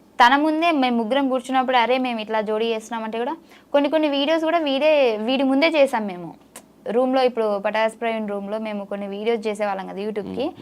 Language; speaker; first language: Telugu; native; Telugu